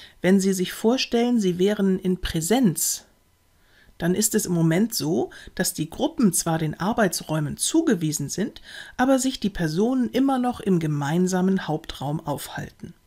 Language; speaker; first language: German; native; German